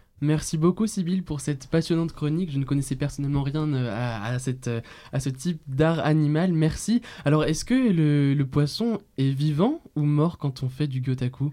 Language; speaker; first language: French; native; French